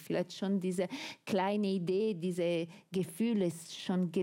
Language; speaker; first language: German; non-native, fluent; Italian